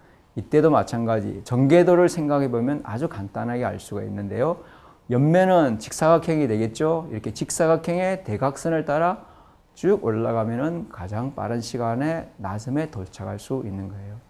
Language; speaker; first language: Korean; native; Korean